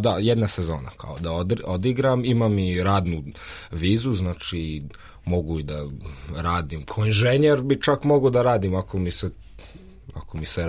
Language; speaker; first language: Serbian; early bilingual, heritage; Serbian